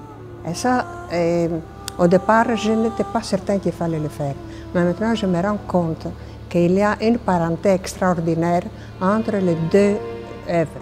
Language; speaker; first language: French; non-native, fluent; Greek